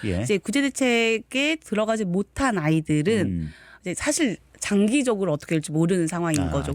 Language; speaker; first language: Korean; native; Korean